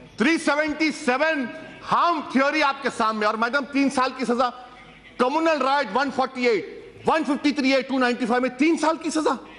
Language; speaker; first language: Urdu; native; Urdu